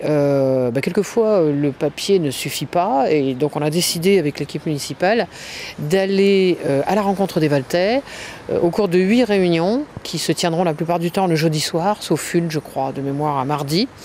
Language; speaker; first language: French; native; French